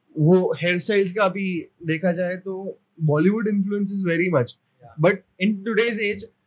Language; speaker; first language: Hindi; non-native, local second language; Marathi